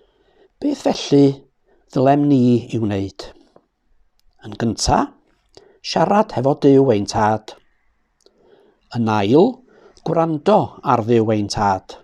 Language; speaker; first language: Welsh; native; Welsh